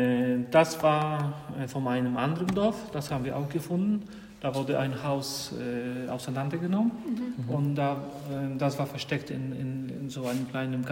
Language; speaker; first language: German; non-native, fluent; Polish